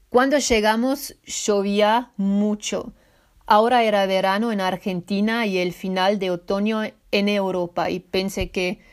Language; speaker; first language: Spanish; non-native, fluent; Swiss German